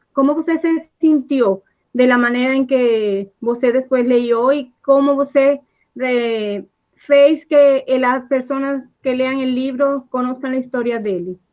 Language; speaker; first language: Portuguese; non-native, learner; Spanish